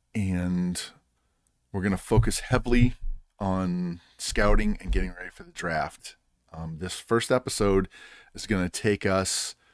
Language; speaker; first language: English; native; English